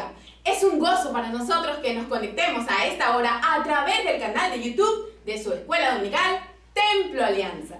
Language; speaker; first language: Spanish; native; Spanish